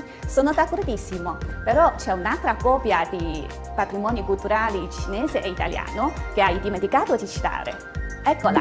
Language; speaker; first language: Italian; non-native, fluent; Chinese